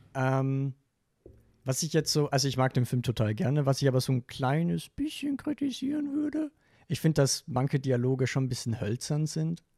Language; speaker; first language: German; native; German